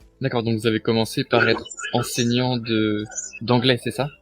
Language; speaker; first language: French; native; French